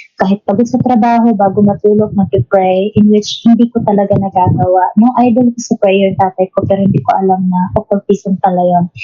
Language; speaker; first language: Filipino; non-native, local second language; Cebuano